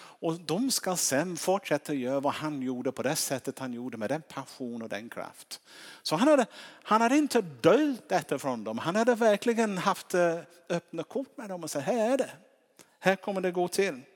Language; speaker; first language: Swedish; non-native, fluent; English